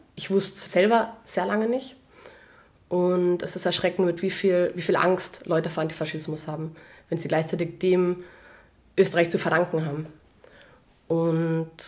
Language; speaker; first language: German; native; German